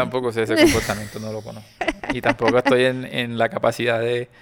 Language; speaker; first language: Spanish; native; Spanish